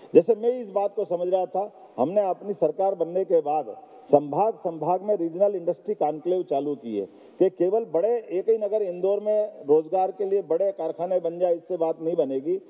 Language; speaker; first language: Hindi; native; Hindi